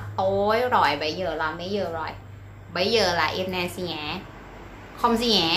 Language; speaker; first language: Vietnamese; non-native, learner; Thai